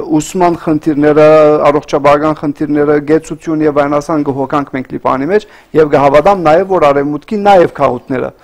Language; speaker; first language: Armenian; early bilingual, heritage; Armenian